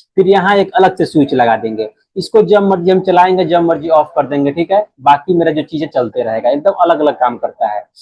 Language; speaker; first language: Hindi; native; Hindi